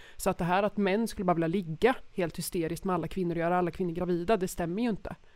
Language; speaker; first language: Swedish; native; Swedish